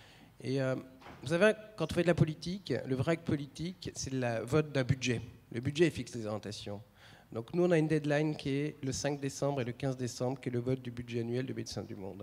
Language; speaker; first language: French; native; French